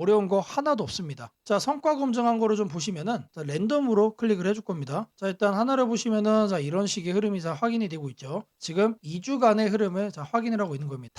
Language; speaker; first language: Korean; native; Korean